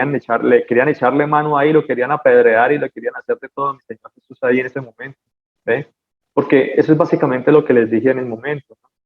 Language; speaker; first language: Spanish; native; Spanish